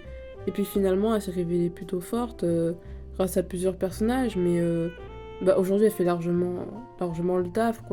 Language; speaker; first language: French; native; French